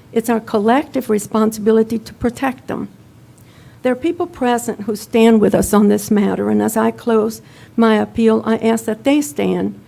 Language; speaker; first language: English; non-native, fluent; Spanish